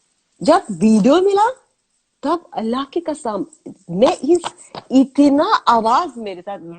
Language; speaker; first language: Hindi; non-native, learner; Azerbaijani